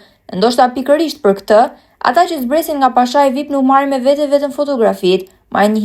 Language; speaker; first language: Albanian; native; Albanian